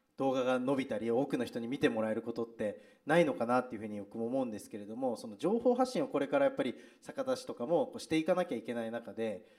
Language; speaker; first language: Japanese; native; Japanese